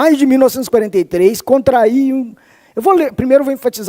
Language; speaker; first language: Portuguese; native; Portuguese